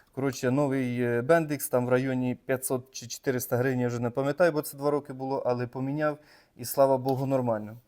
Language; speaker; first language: Ukrainian; native; Ukrainian